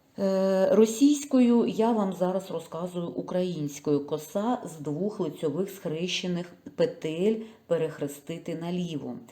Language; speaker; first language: Ukrainian; non-native, local second language; Russian